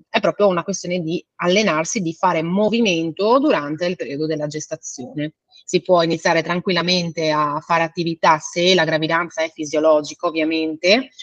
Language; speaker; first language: Italian; native; Italian